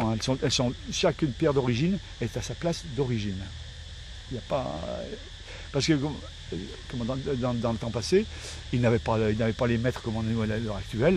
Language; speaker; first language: French; native; French